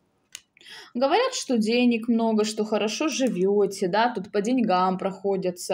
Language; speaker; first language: Russian; native; Russian